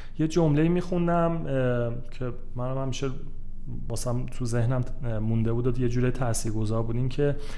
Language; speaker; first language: Persian; native; Persian